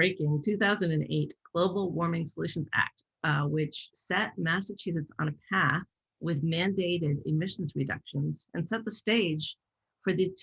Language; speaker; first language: English; native; English